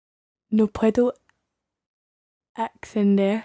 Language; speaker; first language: Spanish; non-native, learner; English